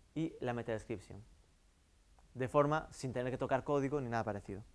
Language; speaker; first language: Spanish; native; Spanish